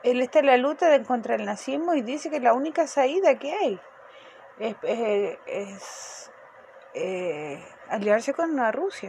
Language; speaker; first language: Portuguese; non-native, fluent; Spanish